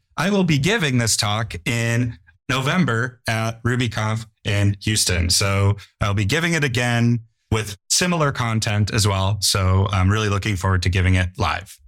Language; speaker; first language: English; native; English